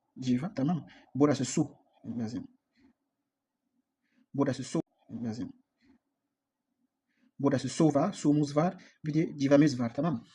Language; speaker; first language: Turkish; non-native, learner; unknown